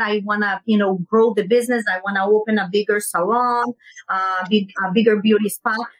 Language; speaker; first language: English; non-native, fluent; Portuguese